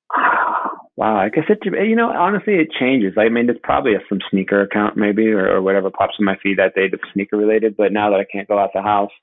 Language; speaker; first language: English; native; English